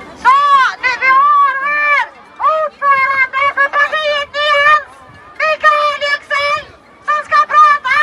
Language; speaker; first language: Swedish; early bilingual, other home language; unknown